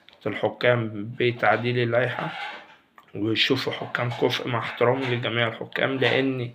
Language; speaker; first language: Arabic; native; Arabic